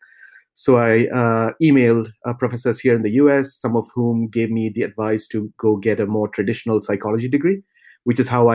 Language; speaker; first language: English; non-native, local second language; Malayalam